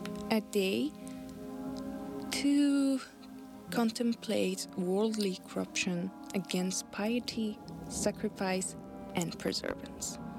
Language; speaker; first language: English; non-native, fluent; Persian